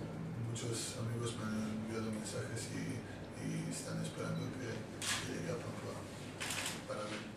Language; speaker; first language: Spanish; non-native, fluent; Croatian